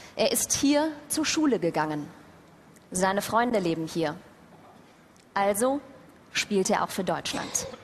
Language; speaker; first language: German; early bilingual, other home language; Turkish